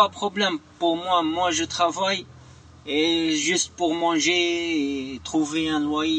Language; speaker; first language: French; non-native, learner; Arabic